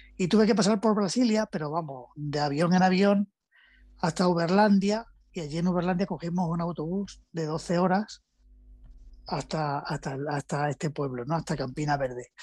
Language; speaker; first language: Spanish; native; Spanish